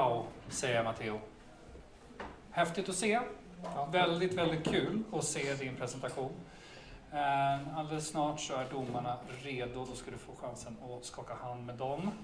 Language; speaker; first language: Swedish; native; Swedish